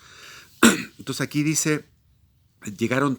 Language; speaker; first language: Spanish; native; Spanish